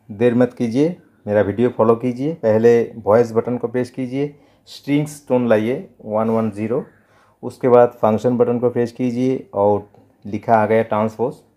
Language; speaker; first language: Hindi; non-native, local second language; Bangla